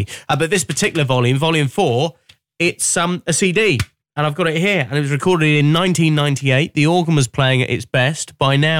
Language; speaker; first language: English; native; English